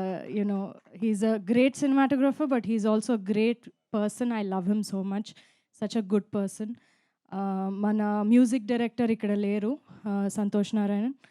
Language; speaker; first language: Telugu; non-native, fluent; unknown